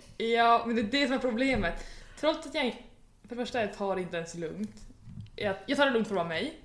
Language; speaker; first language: Swedish; native; Swedish